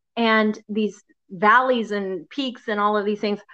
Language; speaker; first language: English; native; English